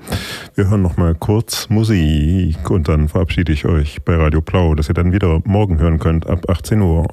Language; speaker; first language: German; native; German